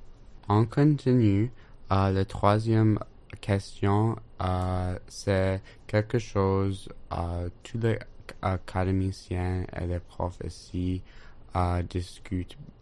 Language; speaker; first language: French; non-native, learner; English